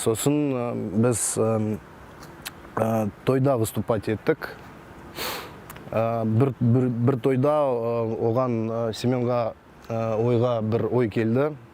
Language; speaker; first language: Kazakh; non-native, local second language; Russian